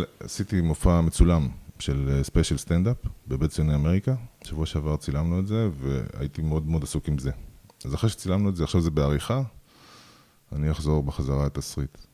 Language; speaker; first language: Hebrew; early bilingual, other home language; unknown